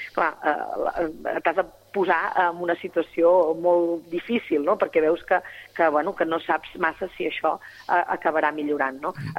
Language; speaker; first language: Catalan; native; Catalan